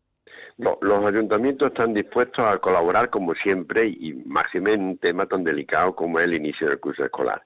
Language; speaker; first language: Spanish; native; Spanish